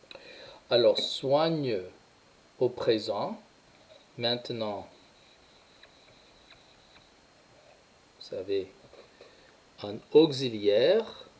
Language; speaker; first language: French; non-native, fluent; English